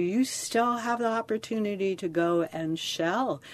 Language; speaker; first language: English; native; English